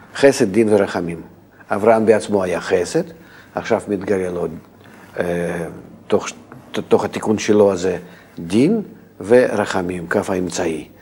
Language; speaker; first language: Hebrew; non-native, fluent; Russian